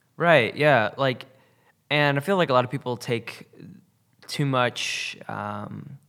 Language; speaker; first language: English; native; English